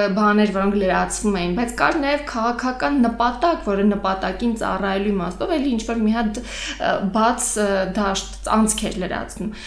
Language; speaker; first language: Armenian; native; Armenian